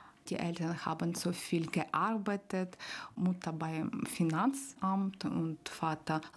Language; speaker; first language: German; non-native, learner; Ukrainian